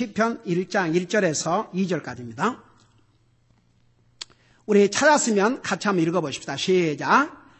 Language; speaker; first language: Korean; native; Korean